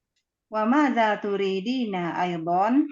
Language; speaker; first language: Arabic; non-native, learner; Indonesian